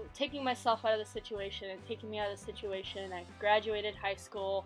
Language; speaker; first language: English; native; English